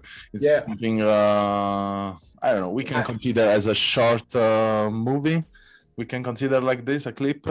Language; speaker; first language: English; non-native, learner; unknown